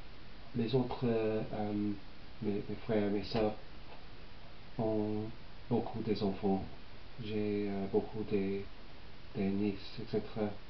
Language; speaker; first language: French; non-native, learner; English